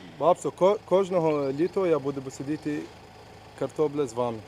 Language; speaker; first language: Ukrainian; non-native, learner; Arabic